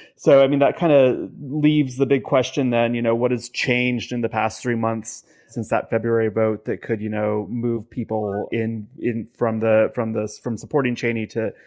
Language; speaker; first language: English; native; English